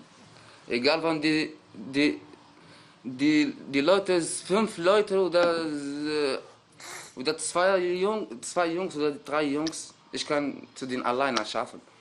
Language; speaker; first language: German; non-native, learner; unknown